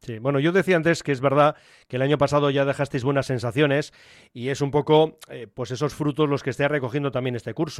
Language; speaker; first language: Spanish; native; Spanish